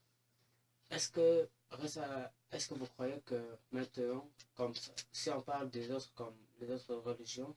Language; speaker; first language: French; non-native, fluent; Arabic